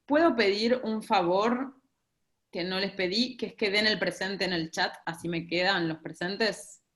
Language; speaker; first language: Spanish; native; Spanish